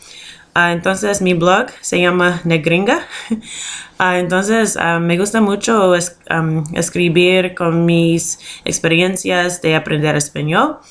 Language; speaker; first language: Spanish; non-native, learner; English